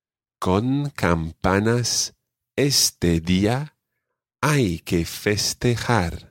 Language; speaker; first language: Spanish; non-native, fluent; English